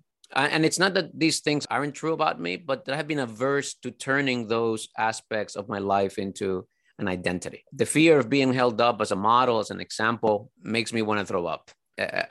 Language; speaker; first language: English; early bilingual, other home language; Spanish